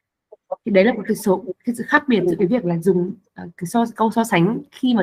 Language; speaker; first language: Vietnamese; native; Vietnamese